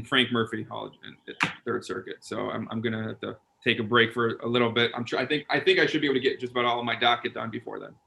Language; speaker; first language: English; native; English